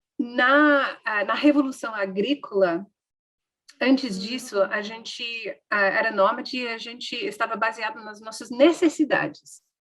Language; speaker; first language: Portuguese; non-native, fluent; English